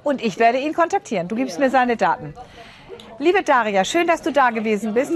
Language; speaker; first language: German; native; German